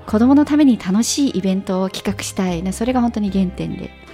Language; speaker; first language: Japanese; non-native, fluent; Chinese